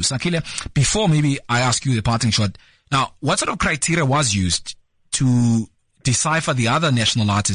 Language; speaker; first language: English; non-native, local second language; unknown